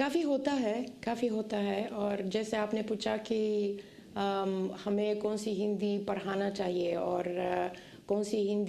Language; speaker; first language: Hindi; non-native, fluent; Bulgarian